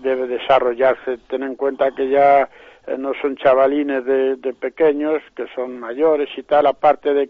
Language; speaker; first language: Spanish; native; Spanish